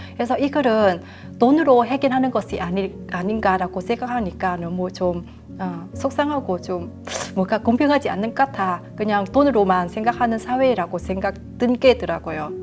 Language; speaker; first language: Korean; non-native, fluent; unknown